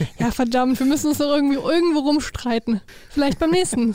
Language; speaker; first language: German; native; German